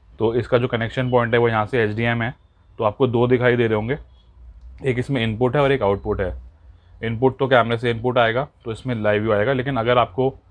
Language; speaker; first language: Hindi; native; Hindi